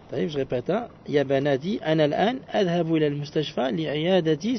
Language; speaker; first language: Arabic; non-native, fluent; French